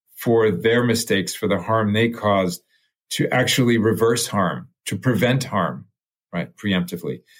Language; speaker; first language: English; early bilingual, other home language; French